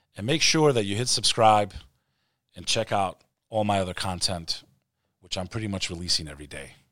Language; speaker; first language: English; native; English